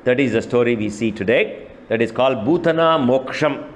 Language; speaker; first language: English; non-native, local second language; Tamil